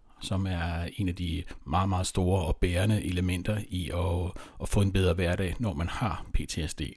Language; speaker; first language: Danish; native; Danish